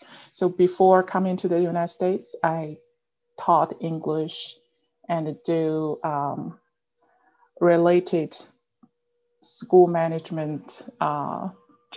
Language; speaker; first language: English; non-native, fluent; Chinese